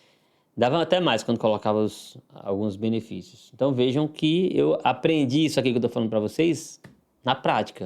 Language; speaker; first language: Portuguese; native; Portuguese